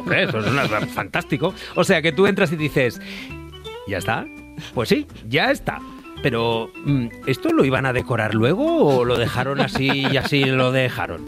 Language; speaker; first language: Spanish; native; Spanish